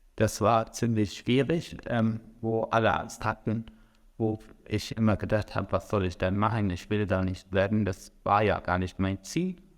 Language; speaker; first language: German; non-native, fluent; Arabic